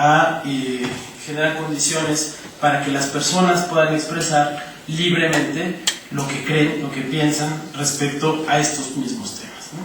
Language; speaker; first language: Spanish; native; Spanish